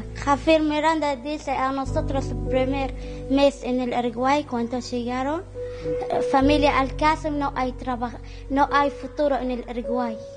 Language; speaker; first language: Spanish; non-native, learner; Arabic